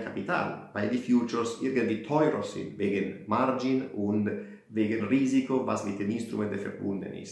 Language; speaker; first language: German; non-native, fluent; Italian